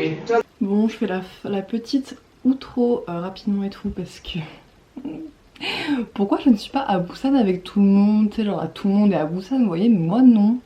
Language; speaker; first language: French; native; French